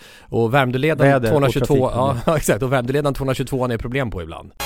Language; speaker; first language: Swedish; native; Swedish